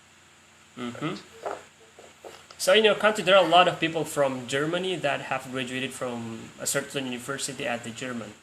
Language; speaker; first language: English; non-native, fluent; Indonesian